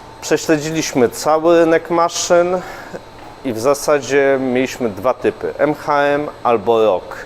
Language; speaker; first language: Polish; native; Polish